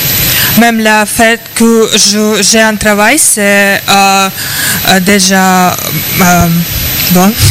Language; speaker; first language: French; non-native, learner; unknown